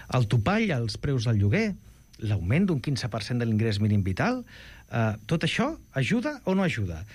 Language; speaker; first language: Catalan; non-native, local second language; Spanish